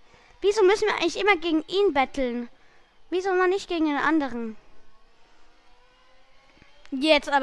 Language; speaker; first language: German; native; German